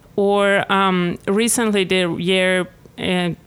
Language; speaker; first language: English; non-native, fluent; Persian